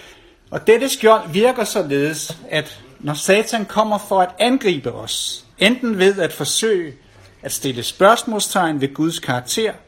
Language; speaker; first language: Danish; native; Danish